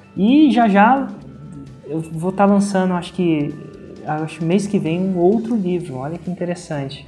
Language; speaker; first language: Portuguese; native; Portuguese